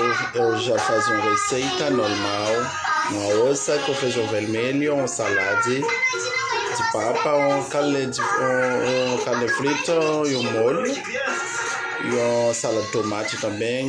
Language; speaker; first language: Portuguese; non-native, learner; Haitian Creole